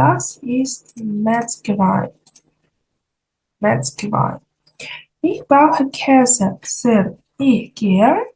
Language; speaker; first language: German; non-native, fluent; Ukrainian